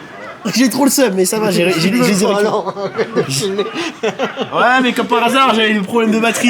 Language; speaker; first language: French; native; French